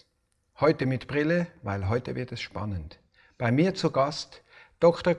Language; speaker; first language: German; native; German